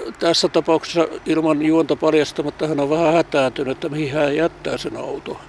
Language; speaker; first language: Finnish; native; Finnish